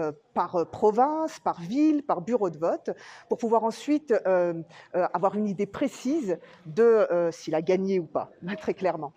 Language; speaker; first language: French; native; French